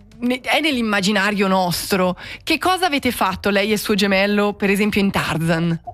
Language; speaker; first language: Italian; native; Italian